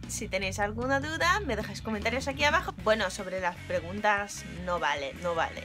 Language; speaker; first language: Spanish; non-native, fluent; Japanese